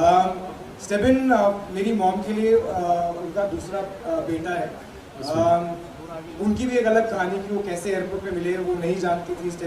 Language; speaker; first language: Hindi; native; Hindi